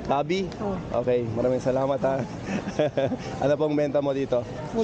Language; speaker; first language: Filipino; non-native, learner; English